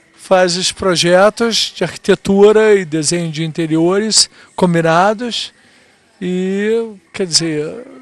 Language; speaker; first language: Portuguese; native; Portuguese